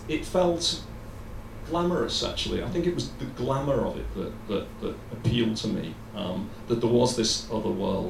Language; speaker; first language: English; native; English